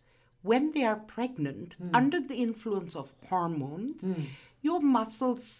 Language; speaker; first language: English; non-native, local second language; Gujarati